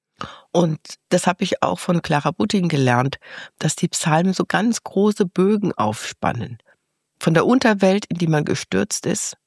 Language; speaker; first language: German; native; German